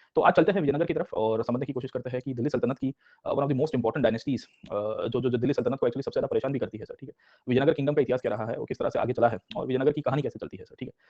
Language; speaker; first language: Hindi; non-native, local second language; Gujarati